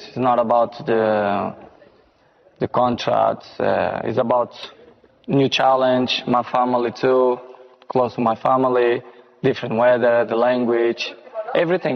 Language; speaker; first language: English; non-native, fluent; Portuguese